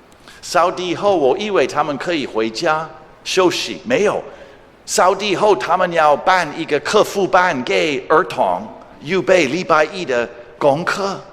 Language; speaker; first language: Chinese; non-native, fluent; English